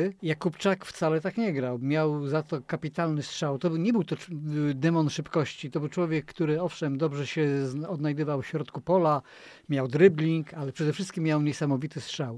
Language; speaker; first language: Polish; native; Polish